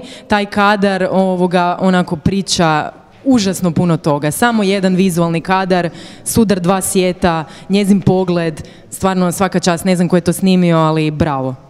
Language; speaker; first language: Croatian; native; Croatian